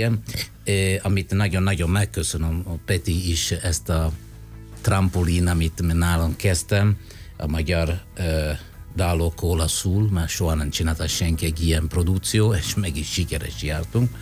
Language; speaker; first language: Hungarian; non-native, fluent; Italian